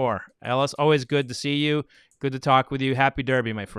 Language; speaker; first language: English; native; English